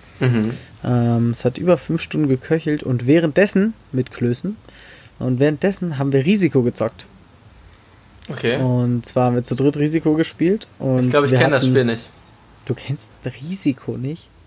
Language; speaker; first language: German; native; German